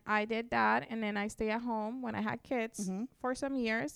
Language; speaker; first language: English; non-native, fluent; Spanish